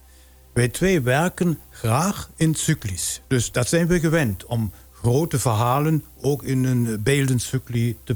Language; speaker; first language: Dutch; non-native, fluent; German